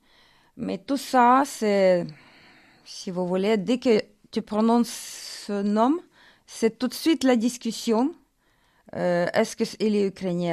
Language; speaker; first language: French; non-native, fluent; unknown